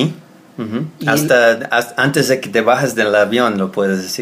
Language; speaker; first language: Spanish; non-native, fluent; English